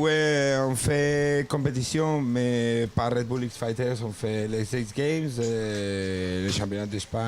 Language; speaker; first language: French; non-native, learner; Spanish